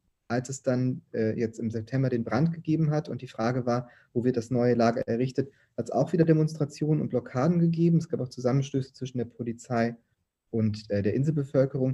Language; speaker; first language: German; native; German